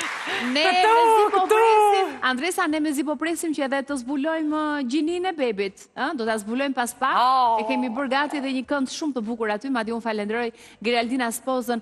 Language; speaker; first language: Albanian; native; Albanian